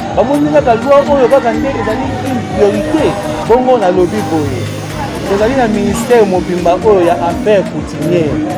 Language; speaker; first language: Lingala; native; Lingala